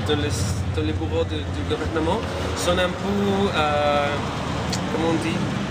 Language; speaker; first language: French; non-native, learner; Spanish